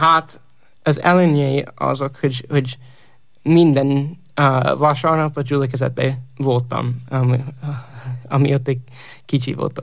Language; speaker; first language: Hungarian; non-native, fluent; English